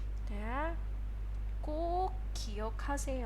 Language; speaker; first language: Korean; non-native, fluent; Indonesian